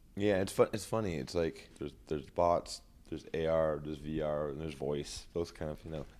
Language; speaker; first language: English; native; English